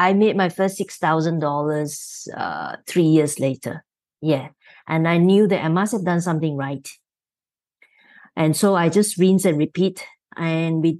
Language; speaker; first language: English; non-native, local second language; Chinese